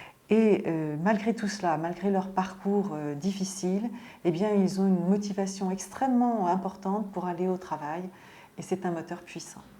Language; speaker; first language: French; native; French